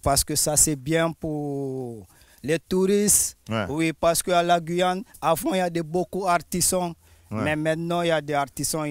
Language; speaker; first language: French; non-native, local second language; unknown